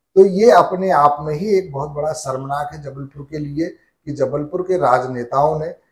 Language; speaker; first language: Hindi; native; Hindi